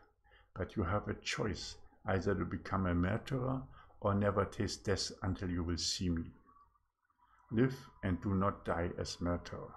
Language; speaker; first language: English; non-native, fluent; German